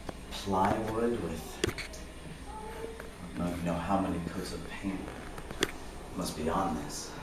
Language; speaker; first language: English; native; English